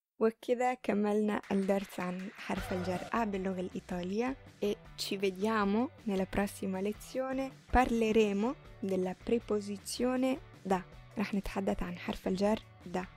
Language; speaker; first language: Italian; non-native, fluent; Arabic